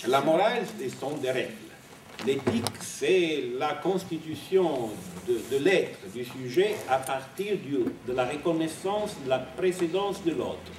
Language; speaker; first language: French; non-native, fluent; Italian